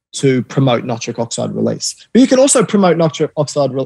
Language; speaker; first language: English; native; English